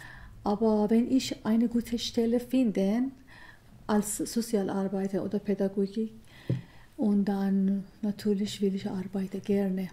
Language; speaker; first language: German; non-native, learner; Persian